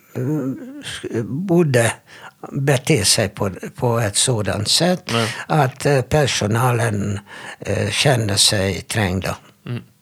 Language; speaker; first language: Swedish; non-native, fluent; Hebrew